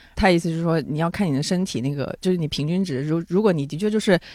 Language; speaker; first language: Chinese; non-native, local second language; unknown